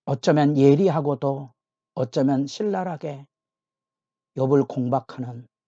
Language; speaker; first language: Korean; native; Korean